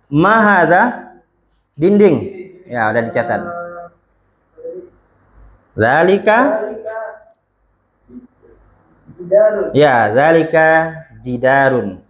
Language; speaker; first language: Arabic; non-native, fluent; Indonesian